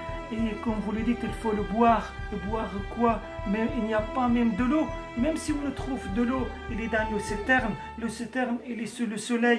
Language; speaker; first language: French; non-native, fluent; Arabic